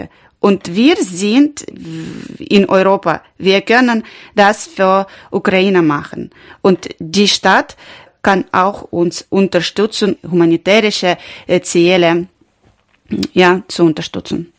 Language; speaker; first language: German; non-native, learner; Ukrainian